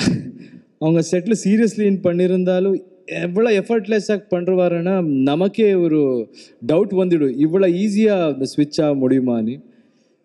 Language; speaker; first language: Tamil; non-native, learner; Kannada